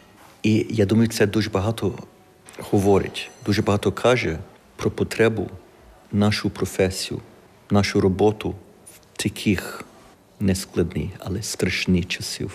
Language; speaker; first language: Ukrainian; early bilingual, heritage; Ukrainian